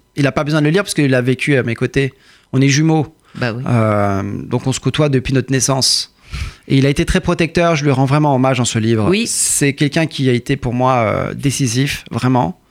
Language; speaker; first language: French; early bilingual, other home language; Persian